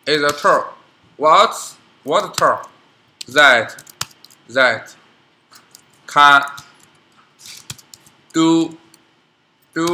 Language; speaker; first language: English; non-native, learner; Chinese